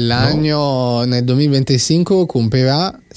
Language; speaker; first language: Spanish; non-native, fluent; Italian